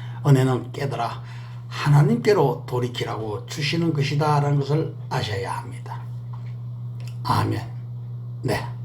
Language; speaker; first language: Korean; native; Korean